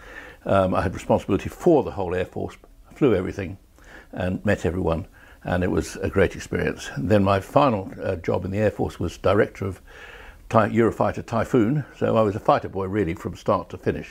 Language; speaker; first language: English; native; English